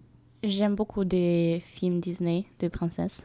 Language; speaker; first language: French; non-native, fluent; German